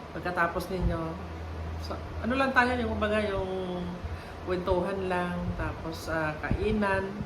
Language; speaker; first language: Filipino; non-native, local second language; Cebuano